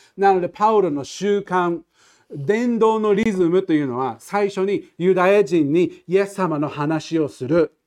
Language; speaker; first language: Japanese; non-native, fluent; English